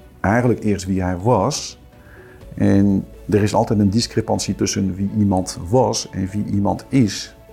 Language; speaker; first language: Dutch; non-native, fluent; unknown